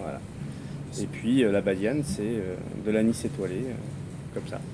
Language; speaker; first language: French; native; French